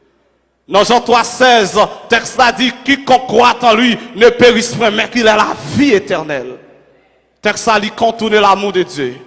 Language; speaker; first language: French; non-native, local second language; Haitian Creole